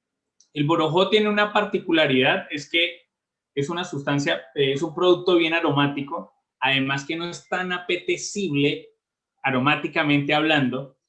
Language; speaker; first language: Spanish; native; Spanish